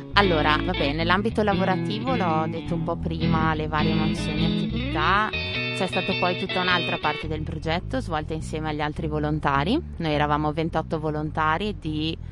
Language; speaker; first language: Italian; native; Italian